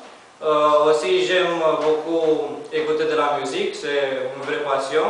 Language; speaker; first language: French; non-native, learner; Romanian